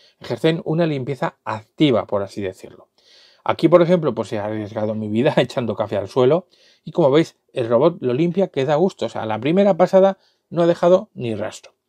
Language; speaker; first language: Spanish; native; Spanish